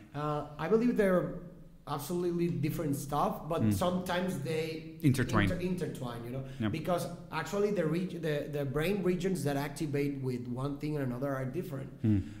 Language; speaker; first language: English; non-native, fluent; Spanish